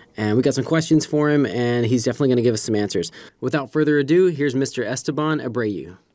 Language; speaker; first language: English; native; English